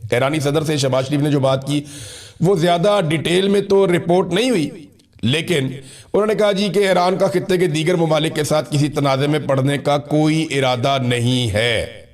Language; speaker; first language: Urdu; non-native, local second language; Punjabi